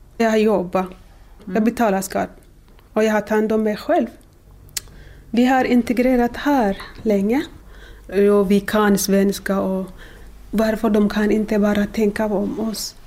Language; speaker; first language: Swedish; non-native, learner; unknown